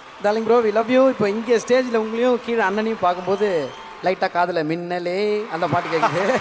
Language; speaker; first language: Tamil; native; Tamil